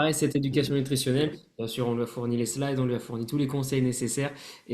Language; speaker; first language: French; native; French